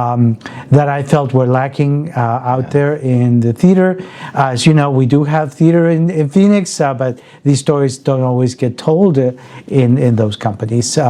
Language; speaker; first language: English; early bilingual, other home language; Spanish